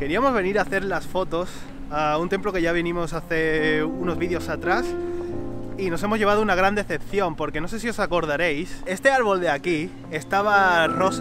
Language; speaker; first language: Spanish; native; Spanish